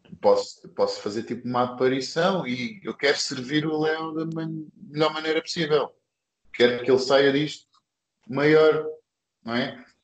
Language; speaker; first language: Portuguese; early bilingual, other home language; English